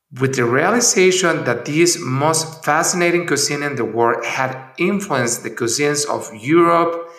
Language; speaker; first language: English; non-native, fluent; Spanish